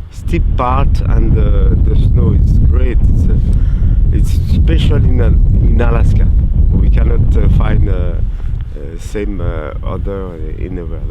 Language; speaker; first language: English; non-native, learner; French